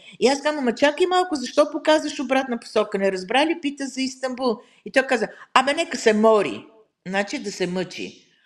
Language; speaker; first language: Bulgarian; native; Bulgarian